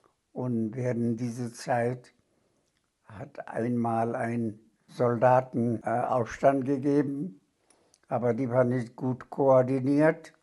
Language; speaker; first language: German; non-native, fluent; Bangla